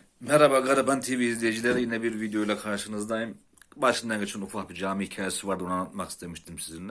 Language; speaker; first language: Turkish; native; Turkish